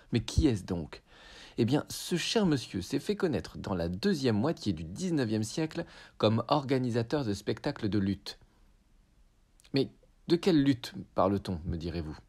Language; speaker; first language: French; native; French